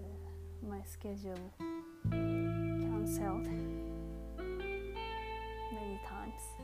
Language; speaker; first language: English; non-native, learner; Japanese